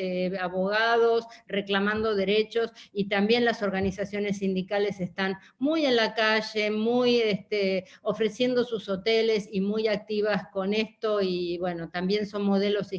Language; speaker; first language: Spanish; native; Spanish